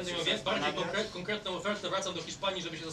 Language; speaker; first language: Polish; native; Polish